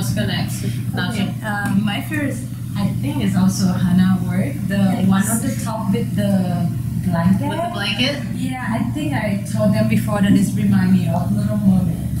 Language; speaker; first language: English; non-native, fluent; Thai